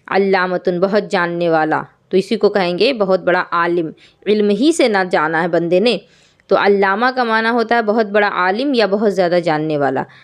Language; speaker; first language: Urdu; native; Urdu